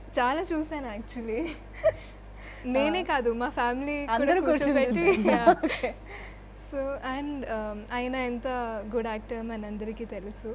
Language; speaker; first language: Telugu; non-native, local second language; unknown